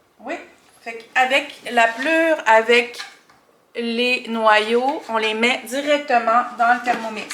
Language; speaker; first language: French; native; French